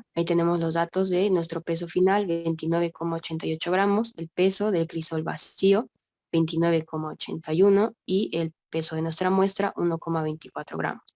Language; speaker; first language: Spanish; native; Spanish